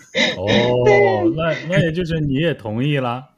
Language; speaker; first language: Chinese; native; Chinese